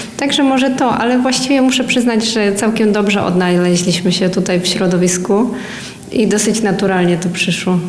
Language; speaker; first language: Polish; native; Polish